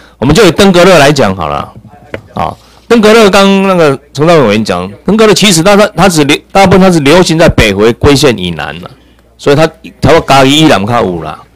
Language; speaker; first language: Chinese; native; Chinese